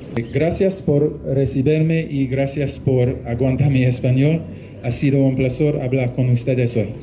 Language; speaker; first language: Spanish; non-native, learner; English